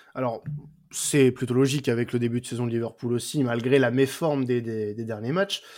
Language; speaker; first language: French; native; French